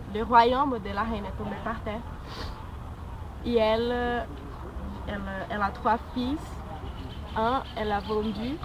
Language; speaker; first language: French; non-native, learner; Portuguese